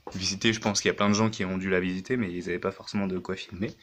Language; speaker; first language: French; native; French